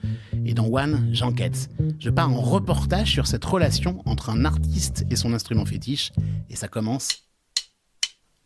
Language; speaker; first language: French; native; French